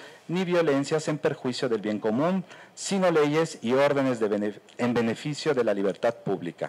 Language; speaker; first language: Spanish; native; Spanish